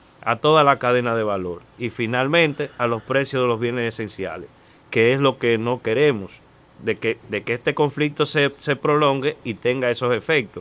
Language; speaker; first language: Spanish; native; Spanish